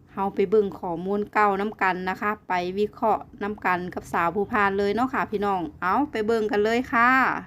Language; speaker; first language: Thai; native; Thai